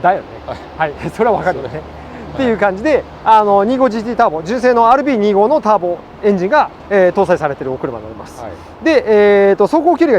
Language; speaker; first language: Japanese; native; Japanese